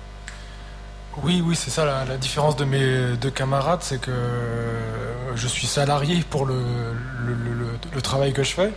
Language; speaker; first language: French; native; French